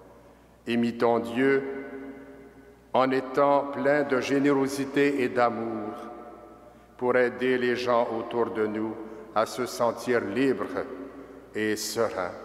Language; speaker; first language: French; native; French